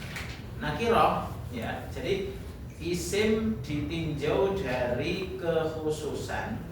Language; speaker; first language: Indonesian; native; Indonesian